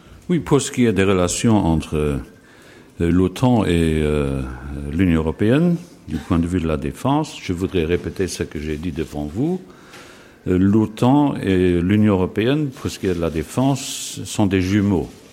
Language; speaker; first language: French; non-native, local second language; Luxembourgish